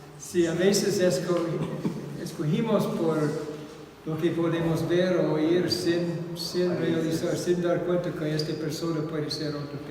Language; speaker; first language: Spanish; non-native, fluent; English